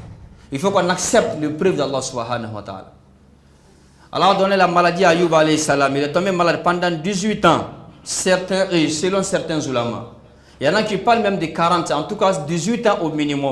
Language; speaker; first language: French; non-native, local second language; Bambara